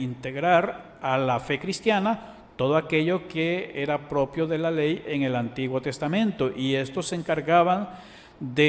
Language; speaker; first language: Spanish; native; Spanish